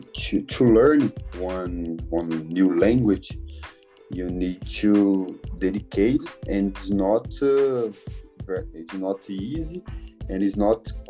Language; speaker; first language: English; non-native, learner; Portuguese